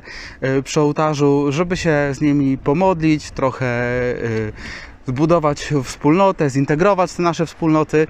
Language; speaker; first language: Polish; native; Polish